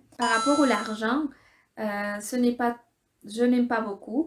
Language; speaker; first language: French; non-native, fluent; Spanish